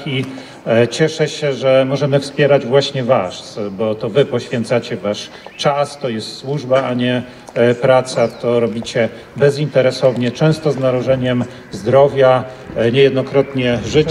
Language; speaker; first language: Polish; native; Polish